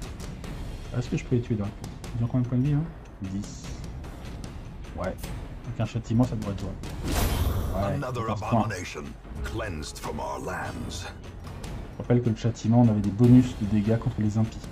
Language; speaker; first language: French; native; French